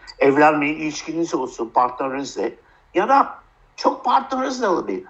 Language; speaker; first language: Turkish; early bilingual, heritage; Turkish